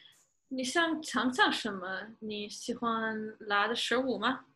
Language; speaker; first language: Chinese; non-native, learner; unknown